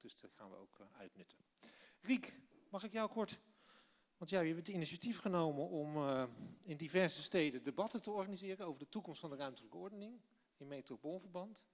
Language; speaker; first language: Dutch; native; Dutch